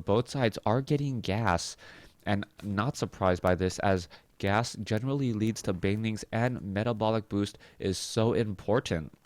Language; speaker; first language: English; native; English